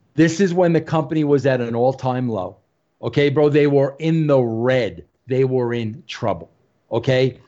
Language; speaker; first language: English; native; English